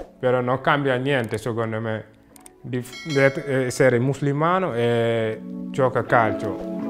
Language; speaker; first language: Italian; non-native, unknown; Wolof